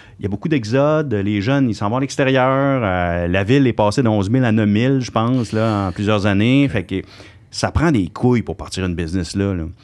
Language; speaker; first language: French; native; French